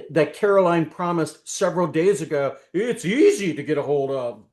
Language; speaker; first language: English; native; English